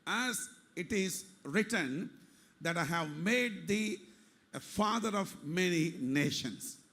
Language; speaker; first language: English; non-native, local second language; Tamil